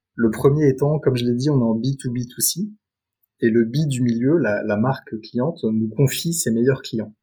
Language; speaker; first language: French; native; French